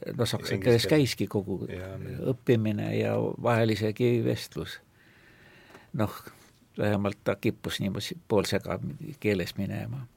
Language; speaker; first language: Estonian; native; Estonian